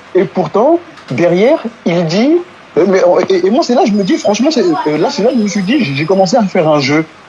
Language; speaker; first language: French; non-native, local second language; Wolof